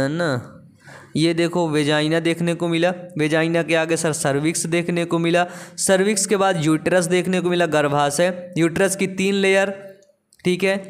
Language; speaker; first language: Hindi; native; Hindi